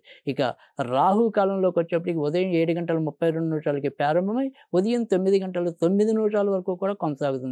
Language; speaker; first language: Telugu; native; Telugu